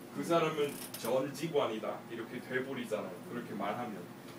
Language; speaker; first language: Korean; native; Korean